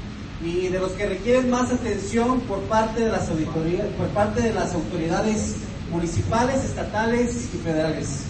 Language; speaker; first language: Spanish; native; Spanish